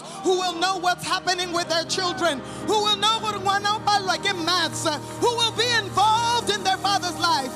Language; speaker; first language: English; native; English